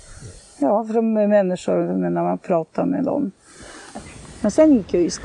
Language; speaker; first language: Swedish; non-native, fluent; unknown